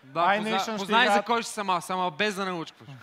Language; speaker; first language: Bulgarian; native; Bulgarian